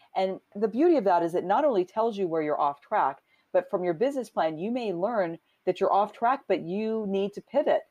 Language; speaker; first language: English; native; English